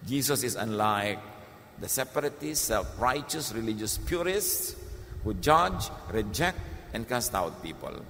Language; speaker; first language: English; non-native, local second language; Filipino